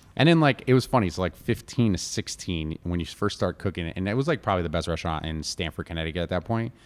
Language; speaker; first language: English; native; English